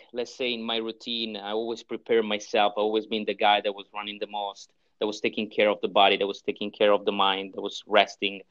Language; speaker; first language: English; non-native, fluent; Italian